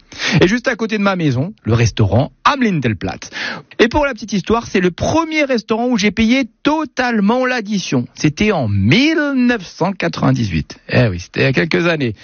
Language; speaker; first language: French; native; French